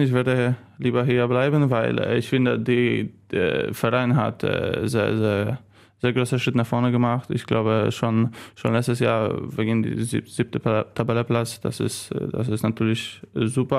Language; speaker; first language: German; non-native, learner; Polish